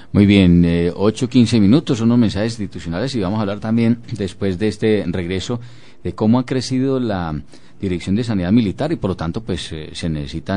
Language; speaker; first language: Spanish; native; Spanish